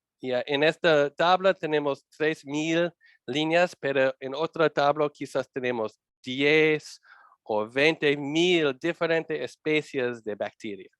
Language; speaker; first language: Spanish; non-native, learner; English